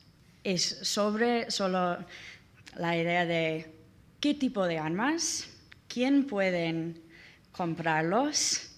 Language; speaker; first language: Spanish; non-native, learner; English